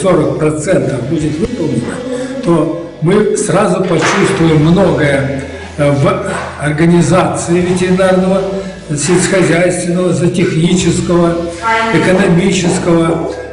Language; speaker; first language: Russian; native; Russian